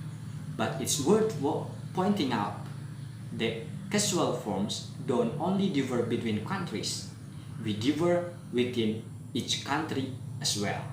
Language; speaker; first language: English; non-native, learner; Indonesian